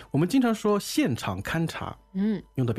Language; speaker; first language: Chinese; native; Chinese